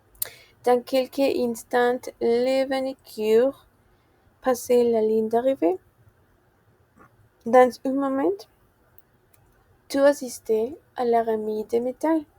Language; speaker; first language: French; non-native, fluent; Spanish